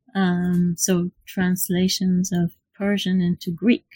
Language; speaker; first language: English; non-native, fluent; Hebrew